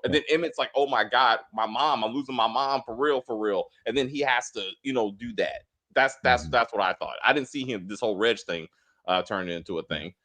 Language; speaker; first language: English; native; English